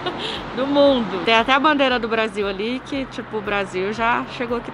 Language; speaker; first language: Portuguese; native; Portuguese